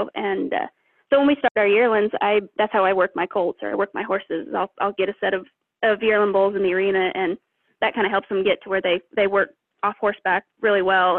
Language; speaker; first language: English; native; English